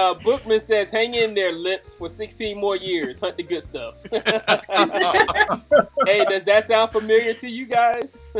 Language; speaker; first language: English; native; English